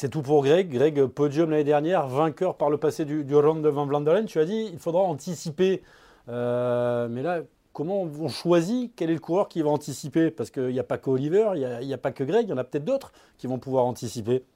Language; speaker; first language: French; native; French